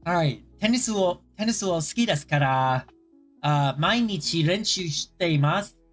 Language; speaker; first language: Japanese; non-native, learner; English